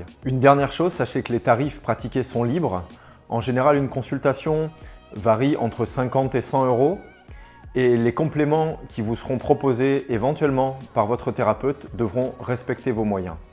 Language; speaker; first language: French; native; French